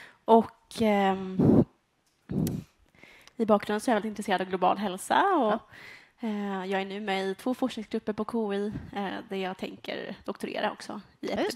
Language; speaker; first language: Swedish; native; Swedish